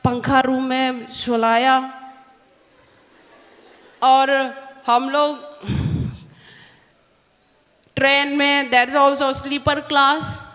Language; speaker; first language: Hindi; non-native, local second language; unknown